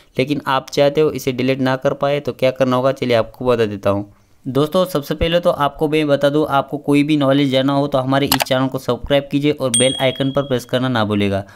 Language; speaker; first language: Hindi; non-native, local second language; Marathi